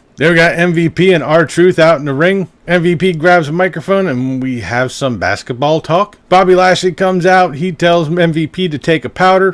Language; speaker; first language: English; native; English